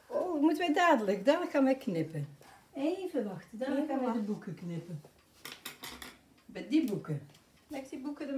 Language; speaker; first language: Dutch; native; Dutch